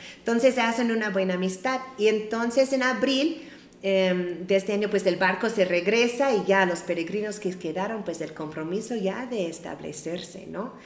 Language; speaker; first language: Spanish; non-native, fluent; English